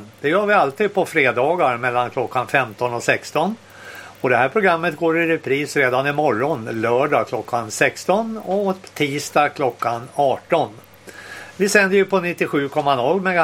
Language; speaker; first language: Swedish; native; Swedish